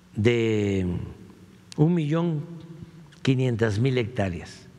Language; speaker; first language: Spanish; native; Spanish